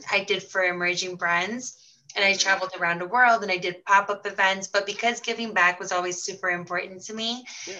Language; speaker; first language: English; early bilingual, heritage; Portuguese